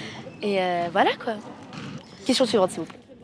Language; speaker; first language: French; native; French